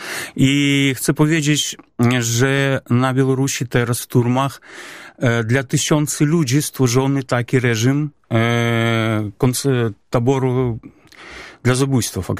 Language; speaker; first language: Polish; non-native, fluent; Belarusian